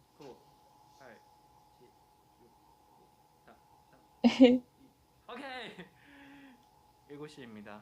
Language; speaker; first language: Korean; non-native, fluent; Chinese